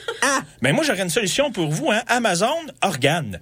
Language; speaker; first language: French; native; French